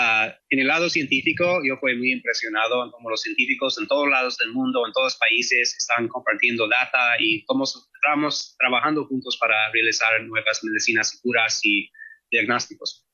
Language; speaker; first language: Spanish; non-native, fluent; English